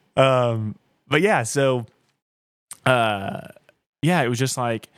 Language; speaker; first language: English; native; English